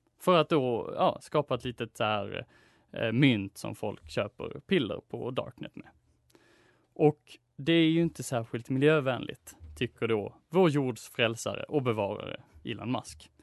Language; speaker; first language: Swedish; native; Swedish